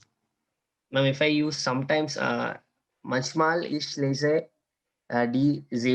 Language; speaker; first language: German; non-native, learner; Malayalam